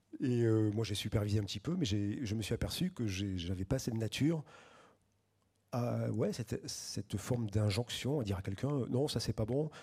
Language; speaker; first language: French; native; French